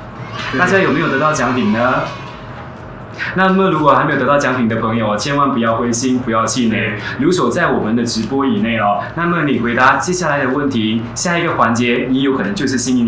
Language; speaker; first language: Chinese; native; Chinese